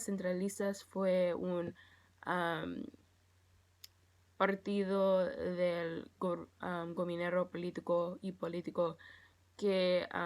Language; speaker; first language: Spanish; non-native, learner; English